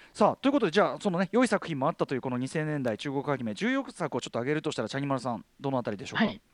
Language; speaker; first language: Japanese; native; Japanese